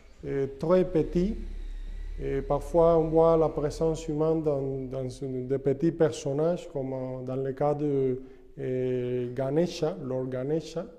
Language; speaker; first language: French; non-native, fluent; Spanish